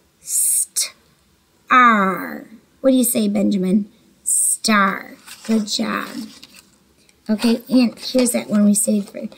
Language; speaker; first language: English; native; English